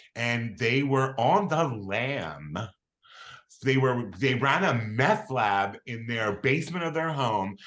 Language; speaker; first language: English; native; English